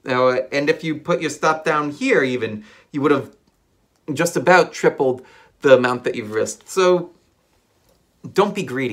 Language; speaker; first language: English; native; English